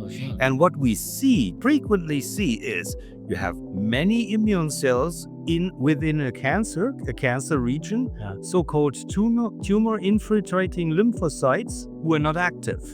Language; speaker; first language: English; non-native, fluent; German